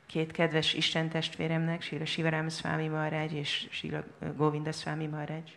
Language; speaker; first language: Hungarian; native; Hungarian